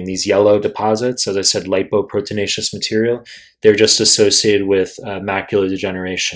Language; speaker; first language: English; native; English